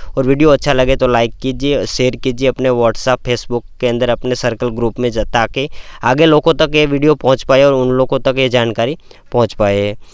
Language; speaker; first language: Hindi; non-native, local second language; Gujarati